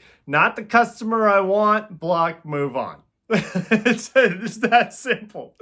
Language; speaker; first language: English; native; English